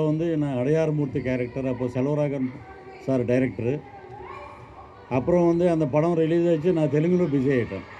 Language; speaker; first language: Tamil; non-native, local second language; Telugu